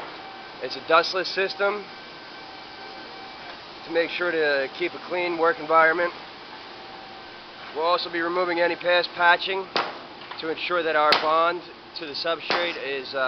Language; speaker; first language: English; native; English